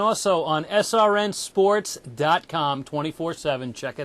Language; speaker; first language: English; native; English